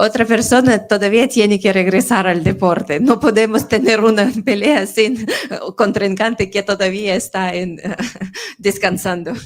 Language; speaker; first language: Spanish; non-native, fluent; Russian